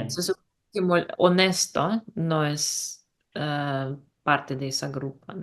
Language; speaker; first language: Spanish; non-native, learner; English